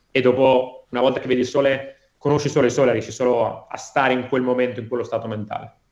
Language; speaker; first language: Italian; native; Italian